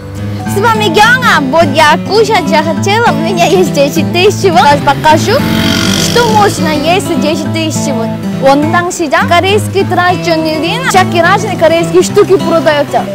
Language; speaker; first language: Russian; non-native, learner; Korean